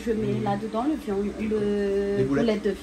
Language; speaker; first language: French; non-native, local second language; Malagasy